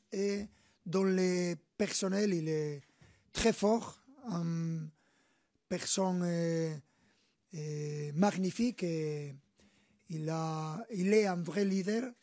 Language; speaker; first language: French; non-native, fluent; Spanish